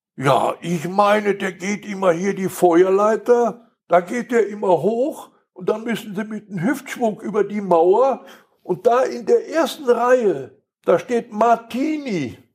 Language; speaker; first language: German; native; German